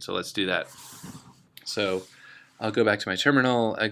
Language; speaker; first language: English; native; English